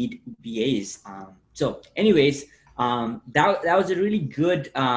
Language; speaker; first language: English; non-native, local second language; Nepali